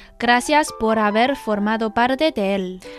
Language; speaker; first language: Spanish; non-native, fluent; Chinese